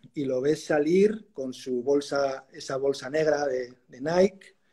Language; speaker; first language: Spanish; native; Spanish